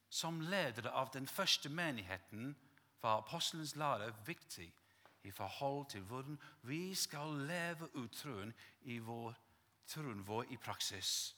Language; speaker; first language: Norwegian; non-native, fluent; English